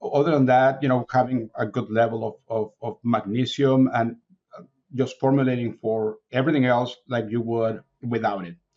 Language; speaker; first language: English; non-native, fluent; Spanish